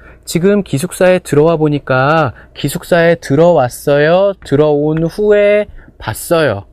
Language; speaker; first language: Korean; native; Korean